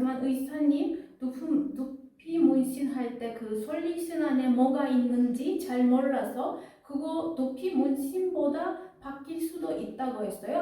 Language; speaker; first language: Korean; non-native, fluent; Turkish